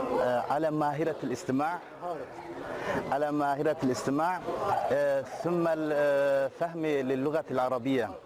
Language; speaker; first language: Arabic; non-native, learner; Turkish